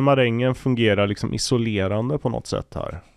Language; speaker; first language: Swedish; native; Swedish